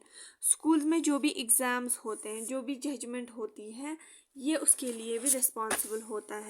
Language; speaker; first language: Hindi; native; Hindi